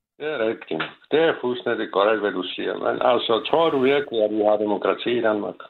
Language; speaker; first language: Danish; non-native, fluent; Czech